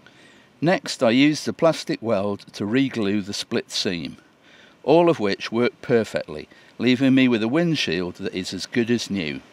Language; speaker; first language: English; native; English